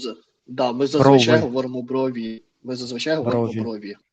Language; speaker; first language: Ukrainian; non-native, fluent; Russian